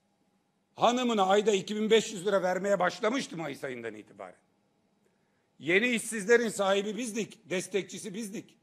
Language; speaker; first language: Turkish; native; Turkish